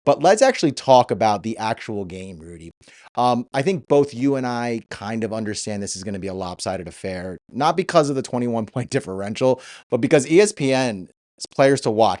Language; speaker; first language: English; native; English